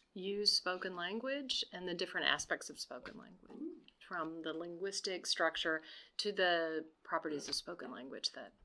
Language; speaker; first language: English; non-native, fluent; Portuguese